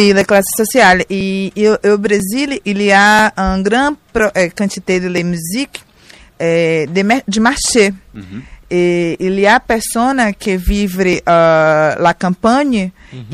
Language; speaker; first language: French; non-native, learner; Portuguese